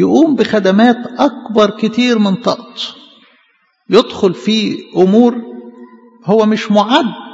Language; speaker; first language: Arabic; native; Arabic